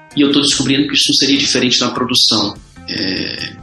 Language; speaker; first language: Portuguese; native; Portuguese